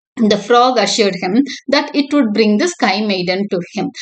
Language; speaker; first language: English; non-native, local second language; Tamil